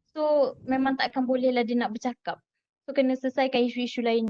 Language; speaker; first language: Malay; native; Malay